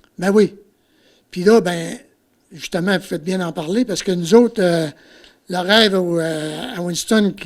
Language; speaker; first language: French; native; French